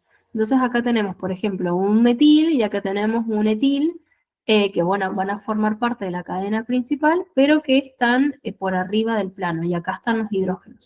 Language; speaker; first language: Spanish; native; Spanish